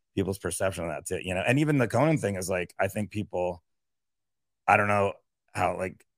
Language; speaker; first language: English; native; English